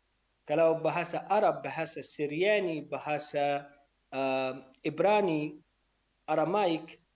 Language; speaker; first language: Indonesian; non-native, learner; Arabic